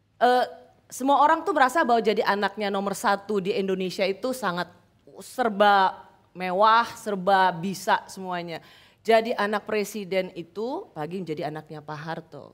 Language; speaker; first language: Indonesian; native; Indonesian